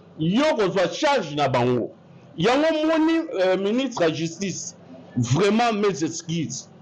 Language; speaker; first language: Lingala; non-native, local second language; Kituba (Democratic Republic of Congo)